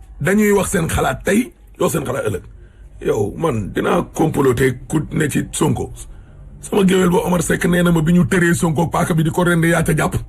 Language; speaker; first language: Wolof; native; Wolof